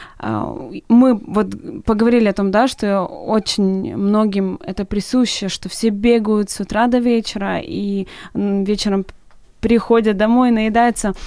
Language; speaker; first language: Russian; native; Russian